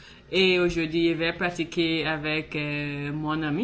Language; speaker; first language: French; non-native, learner; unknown